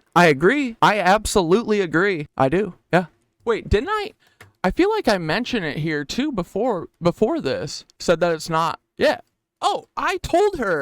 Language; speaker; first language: English; native; English